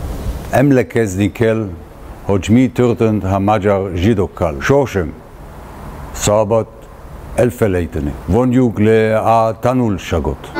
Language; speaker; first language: Hungarian; non-native, learner; Hebrew